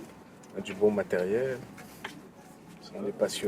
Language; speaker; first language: French; native; French